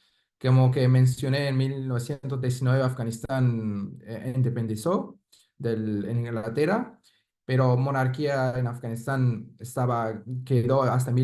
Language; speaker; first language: Spanish; non-native, fluent; Persian